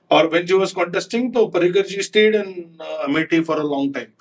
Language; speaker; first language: Hindi; non-native, local second language; Konkani